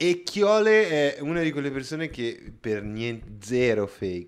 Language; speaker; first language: Italian; native; Italian